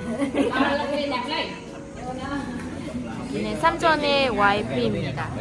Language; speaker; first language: Korean; non-native, local second language; Vietnamese